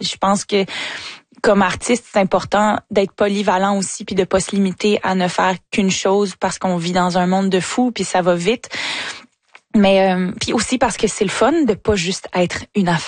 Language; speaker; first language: French; native; French